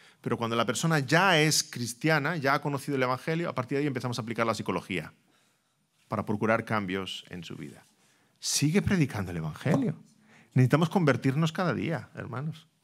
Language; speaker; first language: Spanish; native; Spanish